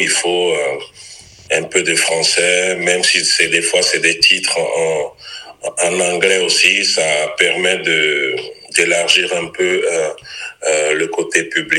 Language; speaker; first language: French; non-native, local second language; Ewe